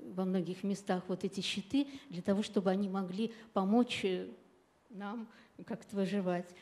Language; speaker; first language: Russian; native; Russian